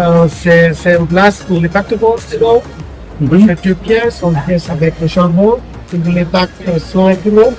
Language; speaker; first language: French; non-native, learner; German